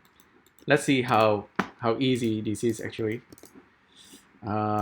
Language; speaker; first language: English; non-native, fluent; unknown